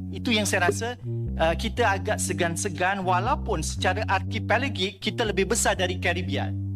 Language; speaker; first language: Malay; native; Malay